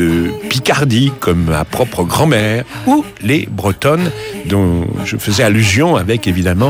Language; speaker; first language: French; native; French